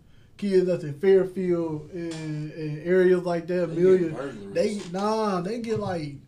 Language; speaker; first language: English; native; English